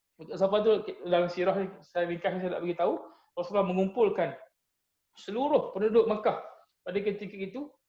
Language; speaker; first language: Malay; native; Malay